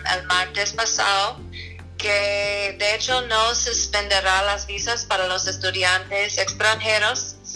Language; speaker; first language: Spanish; non-native, fluent; English